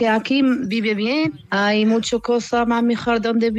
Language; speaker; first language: Spanish; non-native, learner; Arabic